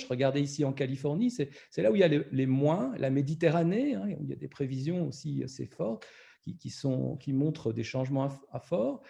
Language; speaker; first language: French; native; French